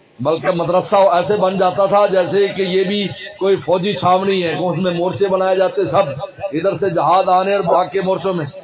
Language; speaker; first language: Urdu; non-native, local second language; Pashto